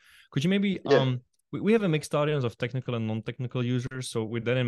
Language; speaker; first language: English; non-native, fluent; Dutch